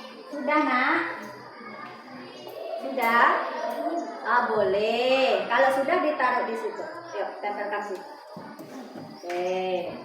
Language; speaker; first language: Indonesian; native; Indonesian